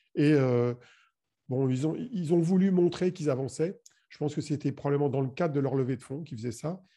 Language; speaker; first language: French; native; French